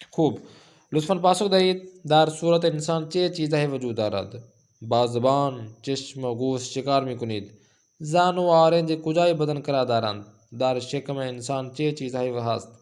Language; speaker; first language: Persian; non-native, fluent; Urdu